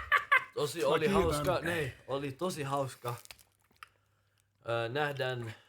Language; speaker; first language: Finnish; non-native, learner; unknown